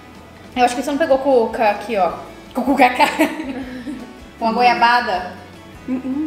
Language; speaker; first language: Portuguese; native; Portuguese